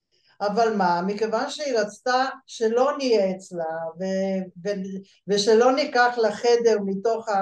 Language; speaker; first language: Hebrew; early bilingual, other home language; Bulgarian